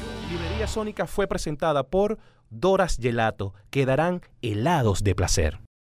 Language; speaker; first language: Spanish; native; Spanish